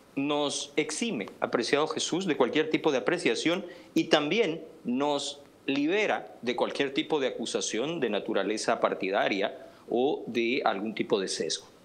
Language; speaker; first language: Spanish; native; Spanish